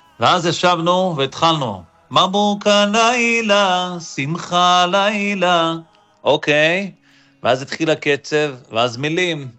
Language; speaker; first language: Hebrew; native; Hebrew